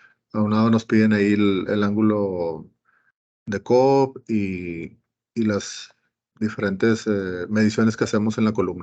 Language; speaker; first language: Spanish; native; Spanish